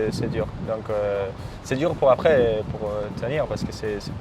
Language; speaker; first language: French; native; French